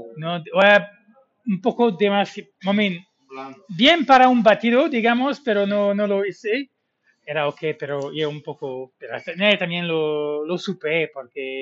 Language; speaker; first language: Spanish; non-native, fluent; English